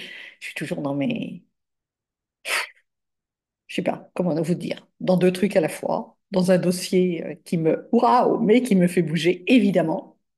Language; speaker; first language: French; native; French